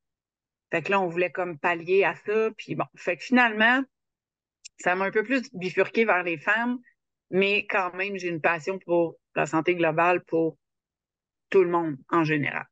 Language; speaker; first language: French; native; French